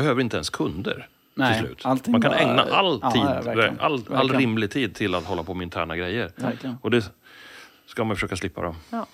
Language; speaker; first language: Swedish; native; Swedish